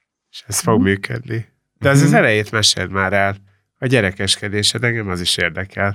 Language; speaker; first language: Hungarian; native; Hungarian